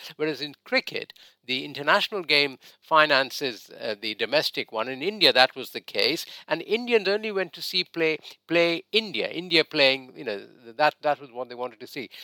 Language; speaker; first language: English; non-native, local second language; Bangla